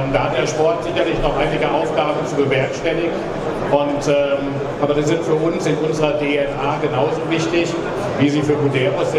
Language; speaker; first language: German; native; German